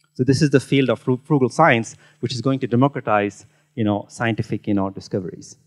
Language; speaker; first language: English; non-native, local second language; Tamil